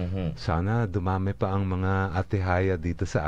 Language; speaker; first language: Filipino; native; Filipino